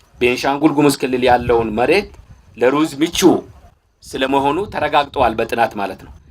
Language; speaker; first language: Amharic; native; Amharic